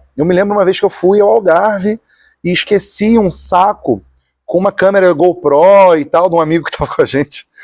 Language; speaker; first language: Portuguese; native; Portuguese